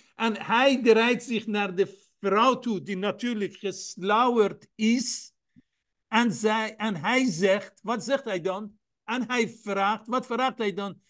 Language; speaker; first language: Dutch; non-native, fluent; Persian